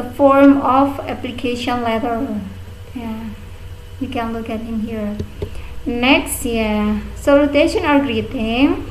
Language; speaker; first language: English; non-native, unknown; Indonesian